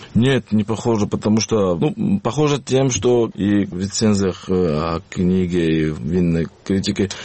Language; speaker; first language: Russian; non-native, local second language; Georgian